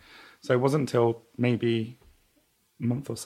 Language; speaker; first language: English; native; English